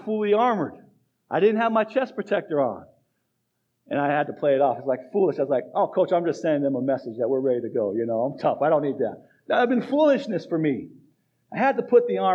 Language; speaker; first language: English; native; English